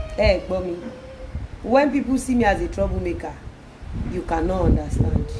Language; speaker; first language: English; non-native, local second language; Yoruba